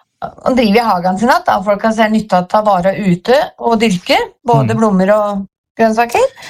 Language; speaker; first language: Norwegian; native; Norwegian